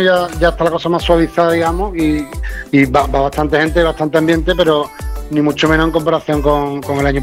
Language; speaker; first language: Spanish; native; Spanish